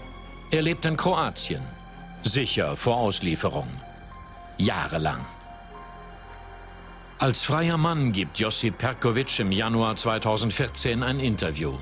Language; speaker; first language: German; native; German